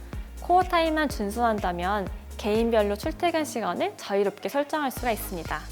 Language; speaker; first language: Korean; native; Korean